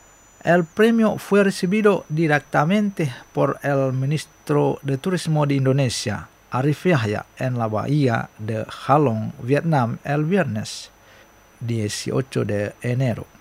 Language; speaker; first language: Spanish; non-native, fluent; Indonesian